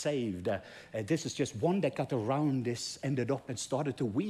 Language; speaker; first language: English; non-native, fluent; Norwegian